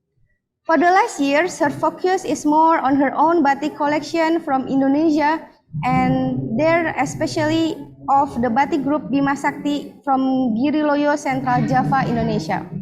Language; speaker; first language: English; non-native, fluent; Indonesian